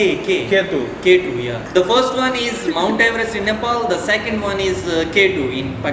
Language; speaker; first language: English; non-native, fluent; Urdu